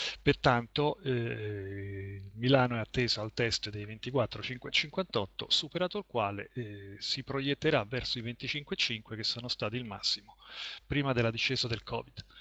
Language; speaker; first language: Italian; native; Italian